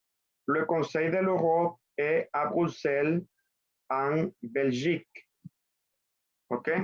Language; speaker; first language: French; non-native, fluent; Spanish